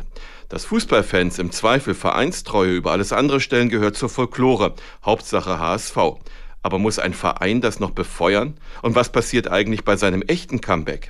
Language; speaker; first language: German; native; German